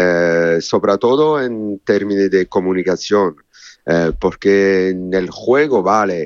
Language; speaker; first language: Spanish; non-native, learner; French